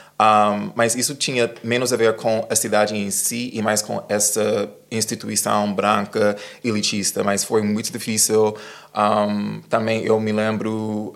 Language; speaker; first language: Portuguese; non-native, fluent; English